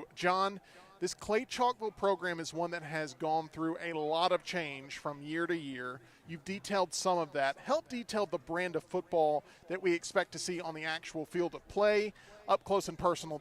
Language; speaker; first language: English; native; English